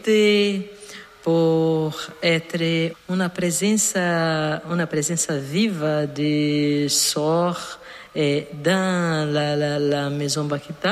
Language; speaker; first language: French; non-native, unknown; Portuguese